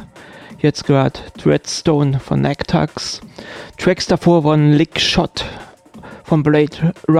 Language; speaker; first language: German; native; German